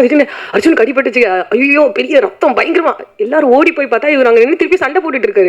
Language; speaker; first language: Tamil; native; Tamil